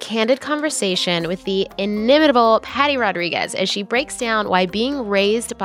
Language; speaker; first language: English; native; English